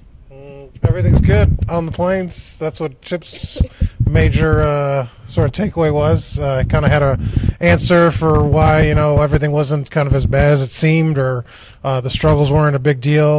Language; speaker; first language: English; native; English